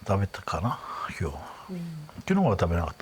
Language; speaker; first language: Japanese; non-native, fluent; Kurdish